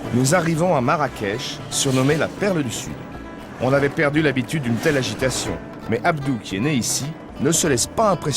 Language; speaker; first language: French; native; French